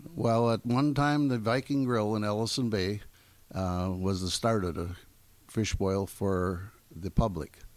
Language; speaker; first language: English; native; English